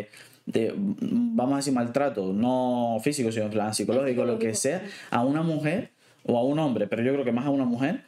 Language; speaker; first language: Spanish; native; Spanish